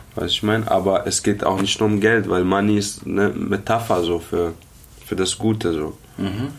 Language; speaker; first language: German; early bilingual, other home language; Arabic